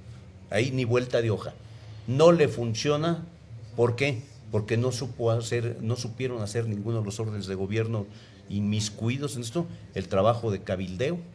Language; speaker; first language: Spanish; native; Spanish